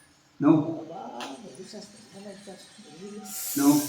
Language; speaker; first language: Kannada; non-native, local second language; Tibetan